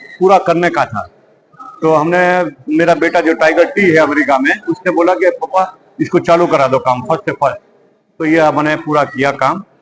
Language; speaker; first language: Hindi; non-native, local second language; Gujarati